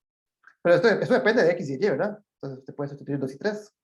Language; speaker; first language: Spanish; native; Spanish